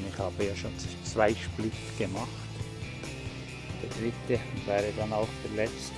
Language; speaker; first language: German; native; German